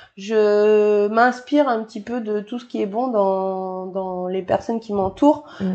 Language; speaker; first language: French; native; French